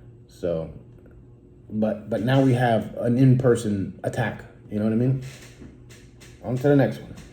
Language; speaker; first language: English; native; English